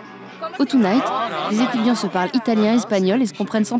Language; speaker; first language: French; native; French